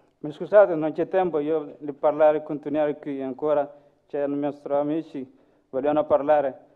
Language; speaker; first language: Italian; non-native, learner; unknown